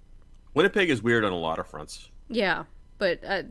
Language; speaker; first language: English; native; English